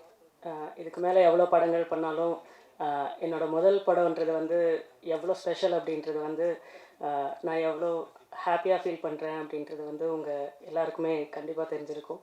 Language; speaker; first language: Tamil; native; Tamil